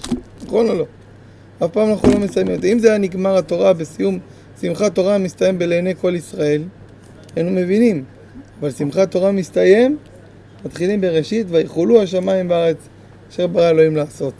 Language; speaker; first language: Hebrew; native; Hebrew